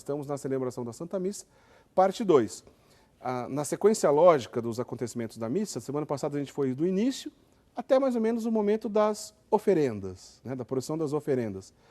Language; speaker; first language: Portuguese; native; Portuguese